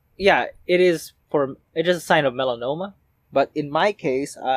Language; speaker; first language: English; non-native, local second language; Filipino